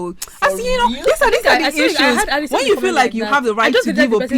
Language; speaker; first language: English; non-native, local second language; Yoruba